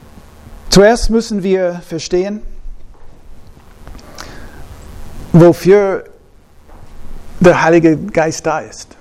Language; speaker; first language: German; non-native, fluent; English